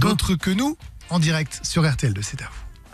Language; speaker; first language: French; native; French